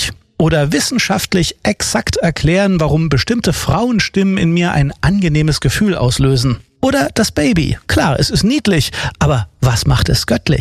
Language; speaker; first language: German; native; German